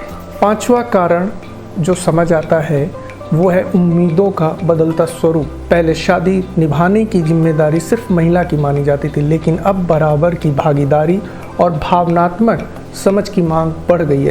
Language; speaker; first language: Hindi; native; Hindi